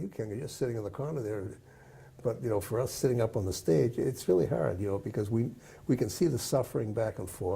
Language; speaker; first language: English; native; English